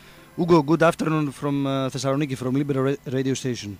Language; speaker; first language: English; non-native, fluent; Greek